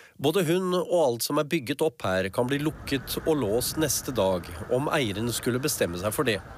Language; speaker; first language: Norwegian; native; Norwegian